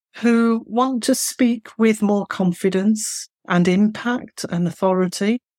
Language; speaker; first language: English; native; English